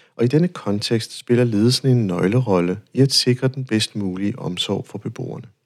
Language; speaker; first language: Danish; non-native, fluent; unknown